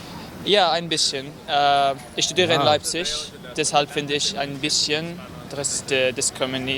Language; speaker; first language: German; non-native, learner; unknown